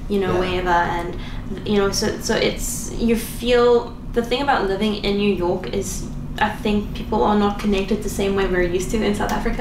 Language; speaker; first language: English; non-native, local second language; Afrikaans